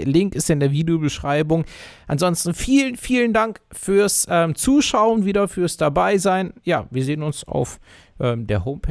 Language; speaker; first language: German; native; German